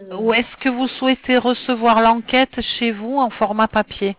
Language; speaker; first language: French; native; French